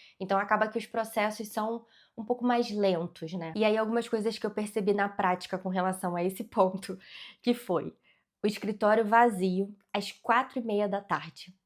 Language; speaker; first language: Portuguese; native; Portuguese